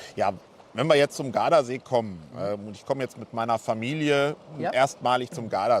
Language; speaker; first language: German; native; German